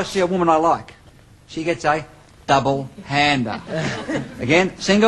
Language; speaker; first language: English; native; English